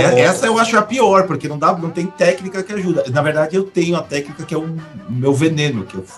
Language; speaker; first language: Portuguese; native; Portuguese